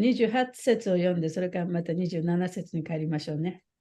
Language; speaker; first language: Japanese; native; Japanese